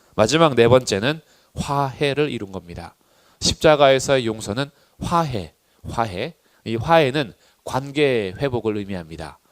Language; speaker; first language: Korean; native; Korean